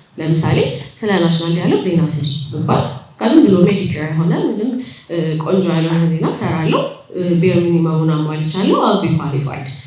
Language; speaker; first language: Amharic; native; Amharic